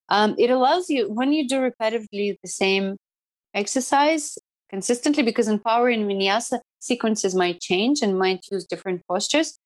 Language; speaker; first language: English; non-native, fluent; Russian